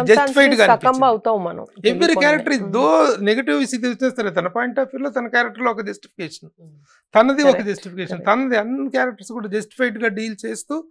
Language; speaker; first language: Telugu; native; Telugu